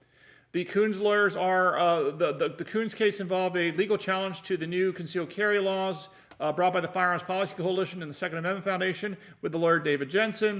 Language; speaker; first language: English; native; English